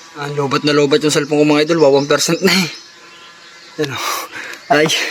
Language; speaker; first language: Filipino; native; Filipino